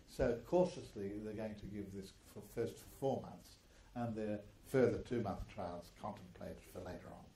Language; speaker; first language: English; early bilingual, other home language; German